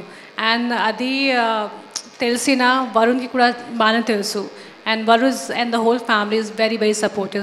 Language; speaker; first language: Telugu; non-native, fluent; Hindi